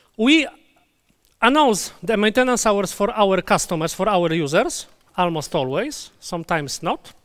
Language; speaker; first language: English; non-native, fluent; Polish